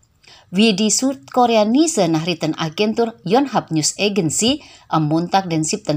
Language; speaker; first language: German; non-native, fluent; Indonesian